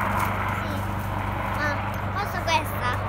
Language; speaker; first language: Italian; early bilingual, other home language; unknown